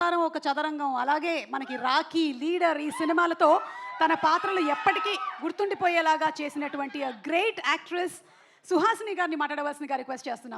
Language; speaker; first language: Telugu; native; Telugu